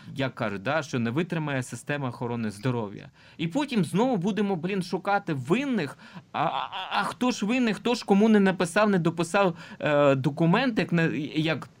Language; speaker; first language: Ukrainian; non-native, local second language; Russian